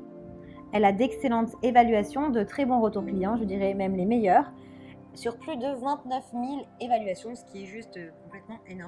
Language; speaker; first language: French; native; French